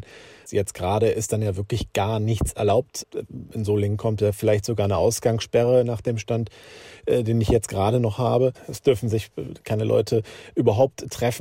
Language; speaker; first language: German; native; German